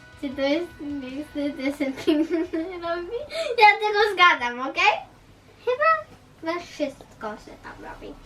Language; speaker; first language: Polish; early bilingual, heritage; Polish